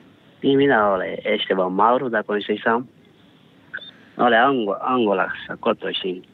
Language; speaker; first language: Finnish; non-native, learner; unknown